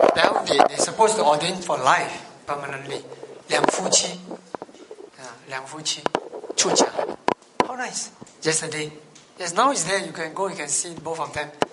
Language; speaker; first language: English; non-native, local second language; Chinese